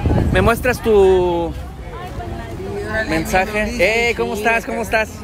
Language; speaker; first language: Spanish; native; Spanish